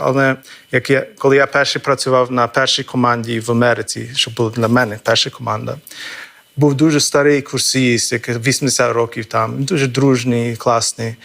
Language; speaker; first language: Ukrainian; non-native, fluent; English